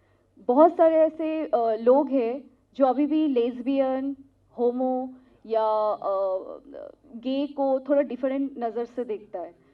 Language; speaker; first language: Hindi; non-native, local second language; Telugu